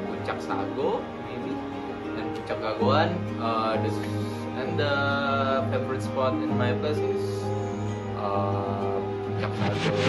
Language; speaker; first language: English; non-native, learner; Indonesian